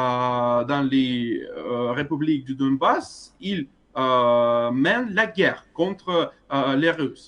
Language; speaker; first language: French; non-native, fluent; Russian